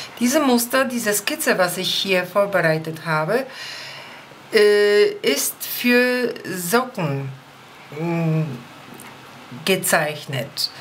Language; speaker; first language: German; non-native, fluent; Polish